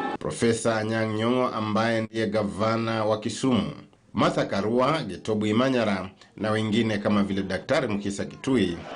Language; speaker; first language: Swahili; native; Swahili